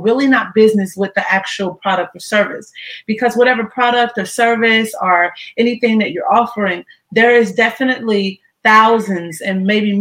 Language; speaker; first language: English; native; English